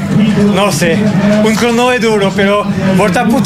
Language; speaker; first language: Portuguese; non-native, learner; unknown